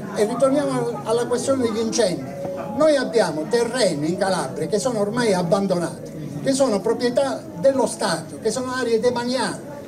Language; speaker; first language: Italian; native; Italian